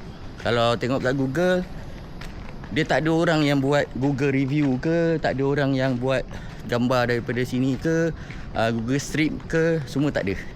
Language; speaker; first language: Malay; native; Malay